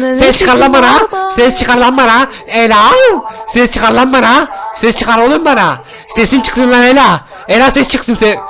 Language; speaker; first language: Turkish; native; Turkish